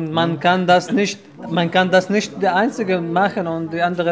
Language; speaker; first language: German; non-native, learner; Arabic